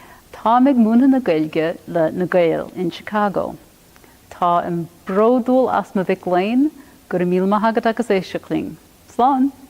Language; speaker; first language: Irish; non-native, fluent; English